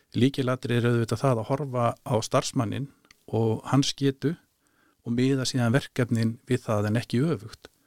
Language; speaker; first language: Icelandic; native; Icelandic